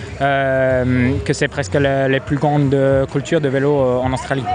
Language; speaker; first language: French; non-native, fluent; English